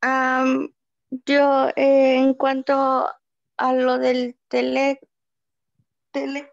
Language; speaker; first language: Spanish; native; Spanish